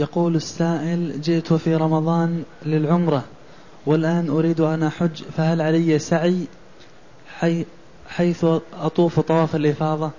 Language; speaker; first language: Arabic; native; Arabic